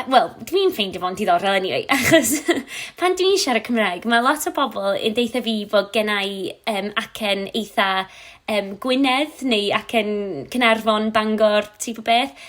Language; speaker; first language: Welsh; non-native, local second language; English